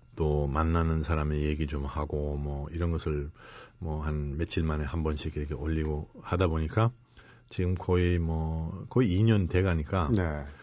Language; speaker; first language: Korean; non-native, fluent; German